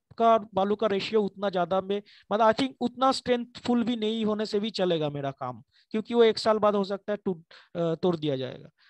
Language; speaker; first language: Hindi; non-native, local second language; Bangla